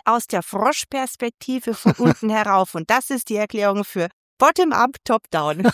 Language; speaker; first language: German; native; German